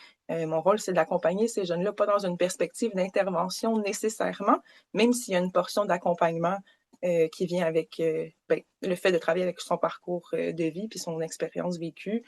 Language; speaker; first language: French; native; French